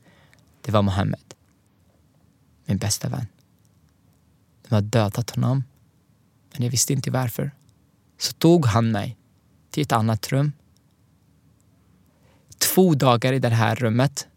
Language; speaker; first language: Swedish; non-native, fluent; Arabic